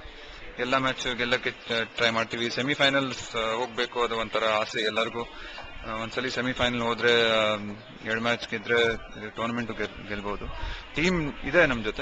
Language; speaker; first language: Kannada; non-native, local second language; Marathi